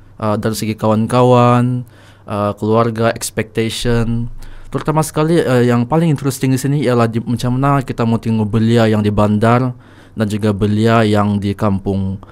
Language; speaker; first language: Malay; native; Malay